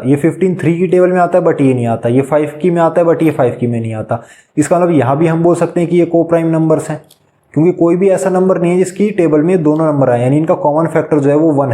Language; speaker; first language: Hindi; native; Hindi